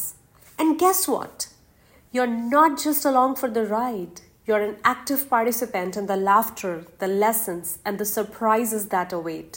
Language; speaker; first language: English; non-native, local second language; Hindi